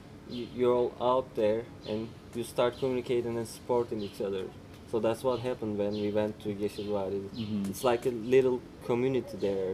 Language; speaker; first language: English; non-native, fluent; Turkish